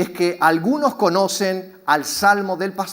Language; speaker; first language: Spanish; native; Spanish